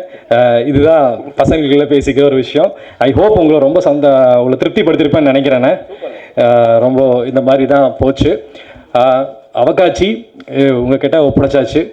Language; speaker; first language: Tamil; native; Tamil